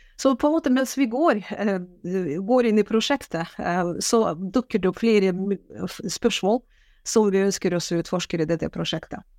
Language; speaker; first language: Norwegian; non-native, fluent; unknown